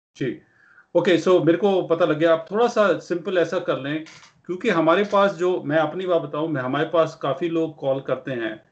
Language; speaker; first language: Hindi; non-native, local second language; Punjabi